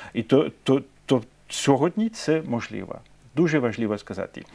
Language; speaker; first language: Ukrainian; non-native, fluent; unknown